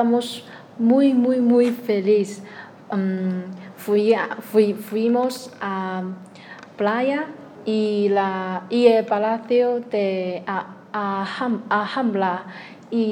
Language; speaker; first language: Spanish; non-native, learner; Chinese